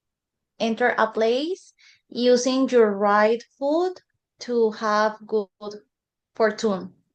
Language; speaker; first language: English; non-native, learner; Spanish